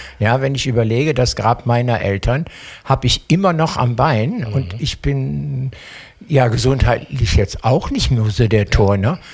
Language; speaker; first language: German; native; German